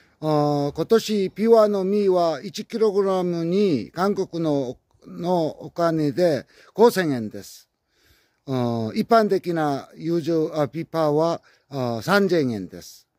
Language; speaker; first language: Japanese; non-native, learner; Korean